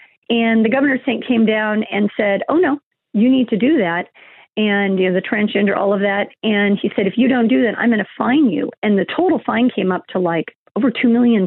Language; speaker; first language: English; native; English